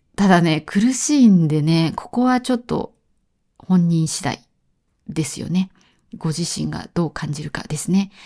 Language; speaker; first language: Japanese; native; Japanese